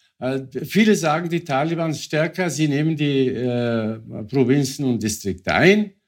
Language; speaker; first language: German; non-native, fluent; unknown